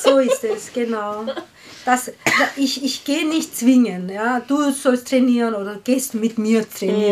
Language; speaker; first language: German; non-native, learner; Korean